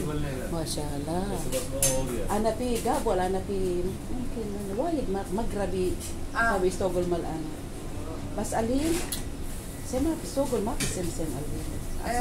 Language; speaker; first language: Arabic; non-native, learner; Filipino